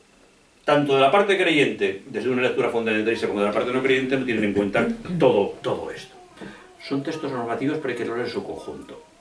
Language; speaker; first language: Spanish; native; Spanish